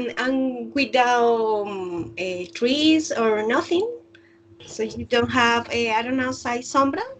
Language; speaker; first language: English; non-native, learner; Spanish